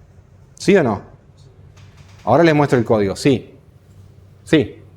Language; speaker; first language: Spanish; native; Spanish